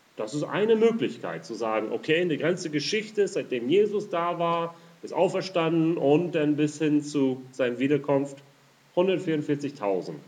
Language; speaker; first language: German; non-native, fluent; English